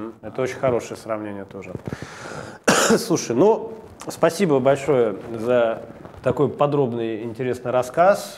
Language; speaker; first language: Russian; native; Russian